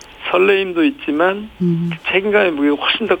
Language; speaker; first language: Korean; native; Korean